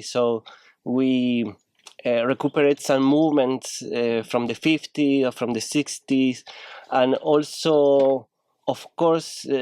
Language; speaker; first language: English; non-native, learner; Spanish